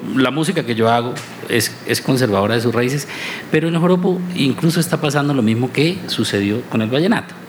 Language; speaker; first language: Spanish; native; Spanish